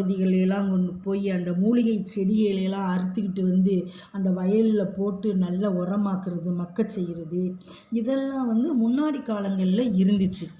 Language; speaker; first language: Tamil; native; Tamil